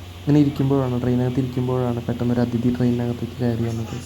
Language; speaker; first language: Malayalam; native; Malayalam